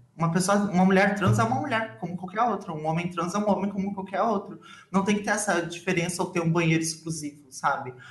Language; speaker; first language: Portuguese; native; Portuguese